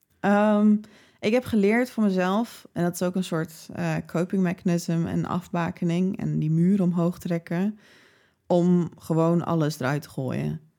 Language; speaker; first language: Dutch; early bilingual, other home language; English